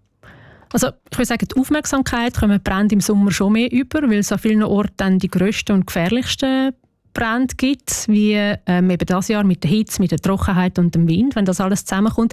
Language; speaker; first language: German; native; German